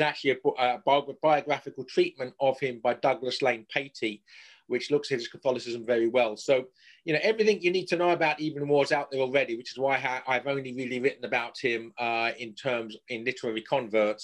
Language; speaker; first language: English; native; English